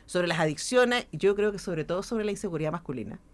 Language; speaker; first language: Spanish; native; Spanish